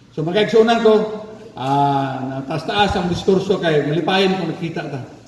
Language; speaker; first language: Cebuano; native; Cebuano